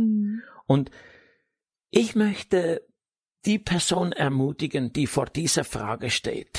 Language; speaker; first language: German; native; German